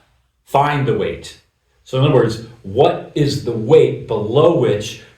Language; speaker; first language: English; native; English